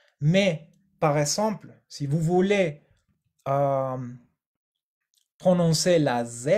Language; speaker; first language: French; non-native, fluent; Spanish